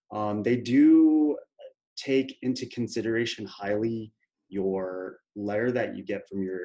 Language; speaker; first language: English; native; English